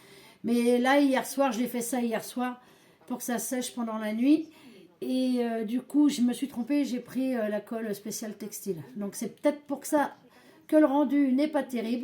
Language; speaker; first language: French; native; French